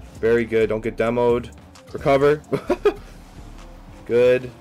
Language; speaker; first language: English; native; English